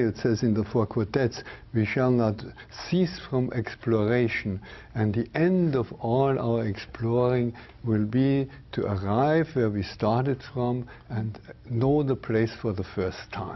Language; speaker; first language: English; non-native, fluent; German